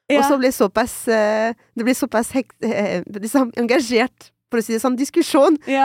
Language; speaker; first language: Norwegian; non-native, fluent; French